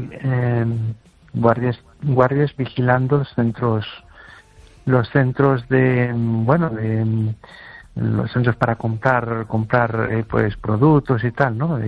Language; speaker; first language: Spanish; native; Spanish